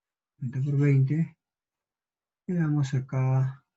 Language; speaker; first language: Spanish; native; Spanish